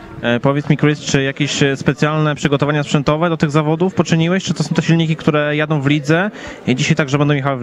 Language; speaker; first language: Polish; native; Polish